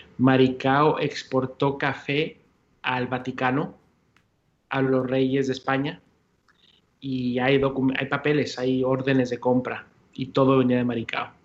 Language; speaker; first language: Spanish; early bilingual, heritage; Spanish